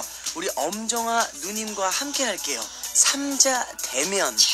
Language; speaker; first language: Korean; native; Korean